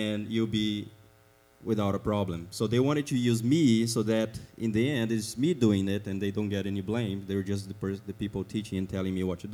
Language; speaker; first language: English; non-native, fluent; Portuguese